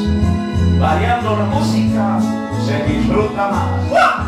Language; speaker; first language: Spanish; native; Spanish